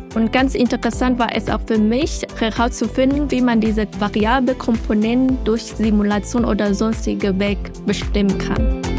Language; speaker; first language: German; non-native, fluent; Chinese